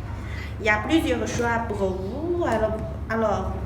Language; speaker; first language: French; non-native, fluent; Chinese